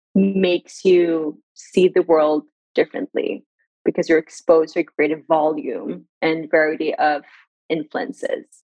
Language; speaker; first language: English; early bilingual, other home language; Persian